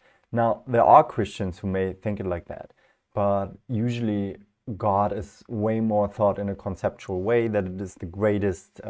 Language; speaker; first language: English; non-native, fluent; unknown